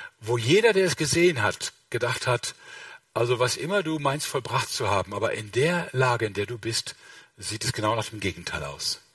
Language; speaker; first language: German; native; German